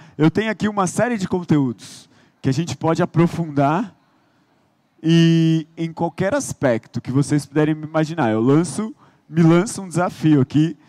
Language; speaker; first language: Portuguese; native; Portuguese